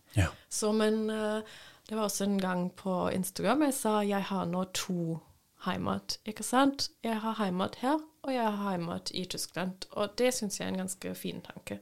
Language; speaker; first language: Norwegian; non-native, fluent; German